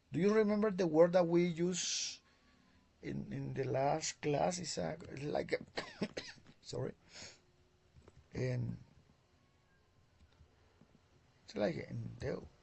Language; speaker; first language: English; non-native, learner; Spanish